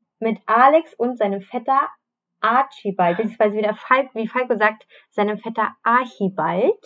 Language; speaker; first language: German; native; German